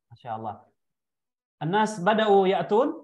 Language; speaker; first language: Arabic; non-native, fluent; Indonesian